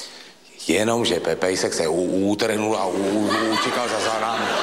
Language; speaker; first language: Czech; native; Czech